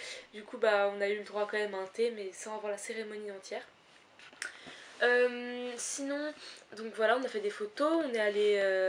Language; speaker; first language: French; native; French